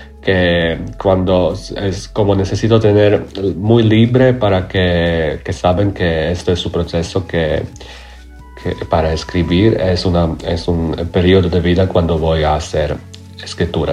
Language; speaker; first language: Spanish; non-native, learner; Croatian